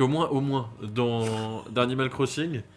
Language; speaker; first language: French; native; French